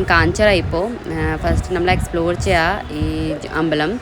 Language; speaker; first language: Malayalam; non-native, learner; Hindi